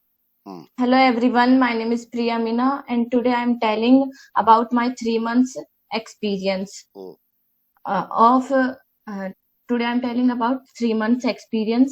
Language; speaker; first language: English; non-native, learner; Hindi